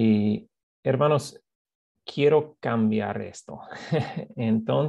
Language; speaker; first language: Spanish; non-native, fluent; English